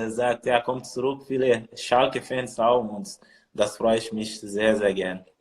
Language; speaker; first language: German; non-native, learner; Portuguese